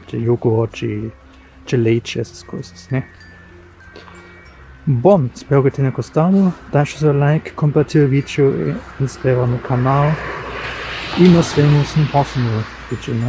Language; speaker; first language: Portuguese; non-native, fluent; German